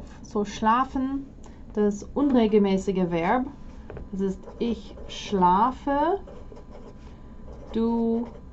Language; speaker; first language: German; non-native, fluent; English